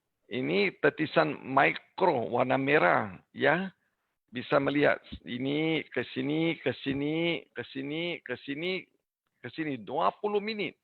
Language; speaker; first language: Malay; non-native, learner; English